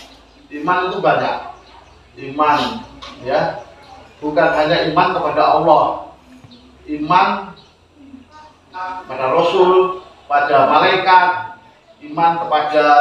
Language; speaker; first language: Indonesian; native; Indonesian